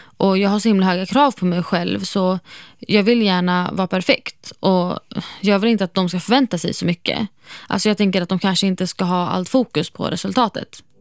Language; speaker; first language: Swedish; non-native, fluent; Arabic